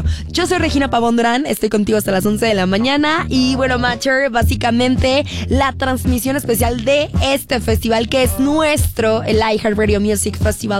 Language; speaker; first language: Spanish; native; Spanish